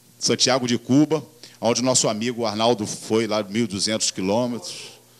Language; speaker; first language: Portuguese; native; Portuguese